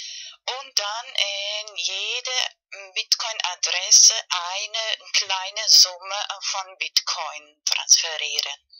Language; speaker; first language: German; non-native, learner; Spanish